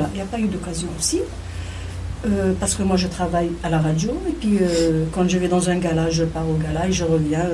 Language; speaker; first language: French; non-native, local second language; Kabyle